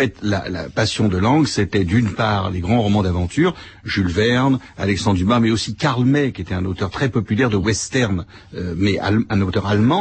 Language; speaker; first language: French; native; French